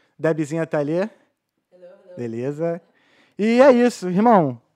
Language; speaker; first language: Portuguese; native; Portuguese